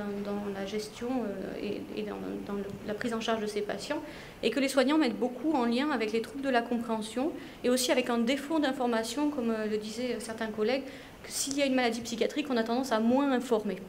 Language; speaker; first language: French; native; French